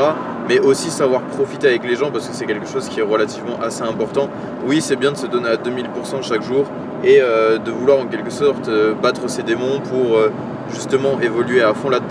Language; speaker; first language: French; native; French